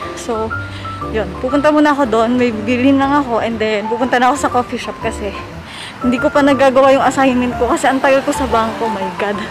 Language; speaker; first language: Filipino; native; Filipino